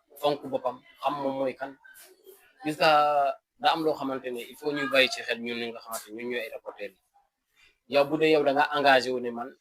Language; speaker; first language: Wolof; native; Wolof